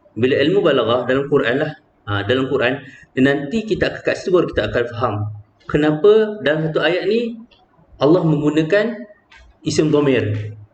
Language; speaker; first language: Malay; native; Malay